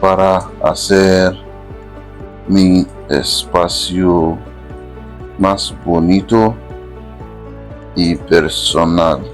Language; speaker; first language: Spanish; non-native, fluent; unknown